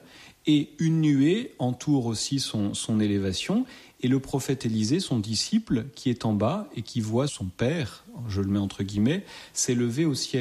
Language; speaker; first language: French; native; French